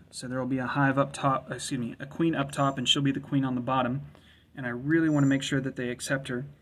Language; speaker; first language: English; native; English